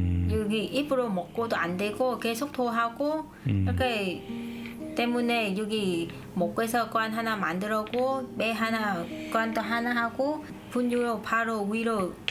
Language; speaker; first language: Korean; non-native, learner; Vietnamese